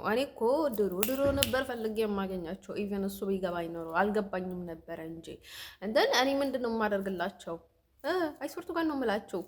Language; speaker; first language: Amharic; native; Amharic